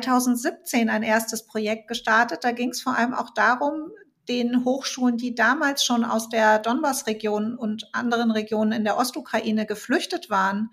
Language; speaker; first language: German; native; German